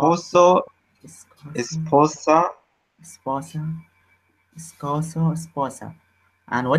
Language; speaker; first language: Spanish; non-native, learner; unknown